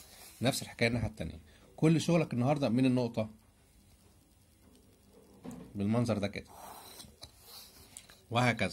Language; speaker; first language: Arabic; native; Arabic